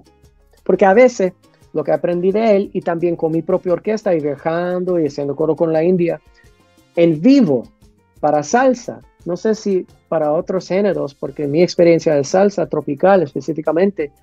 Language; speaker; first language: Spanish; early bilingual, heritage; English